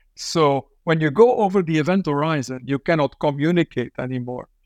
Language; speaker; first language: English; non-native, fluent; Dutch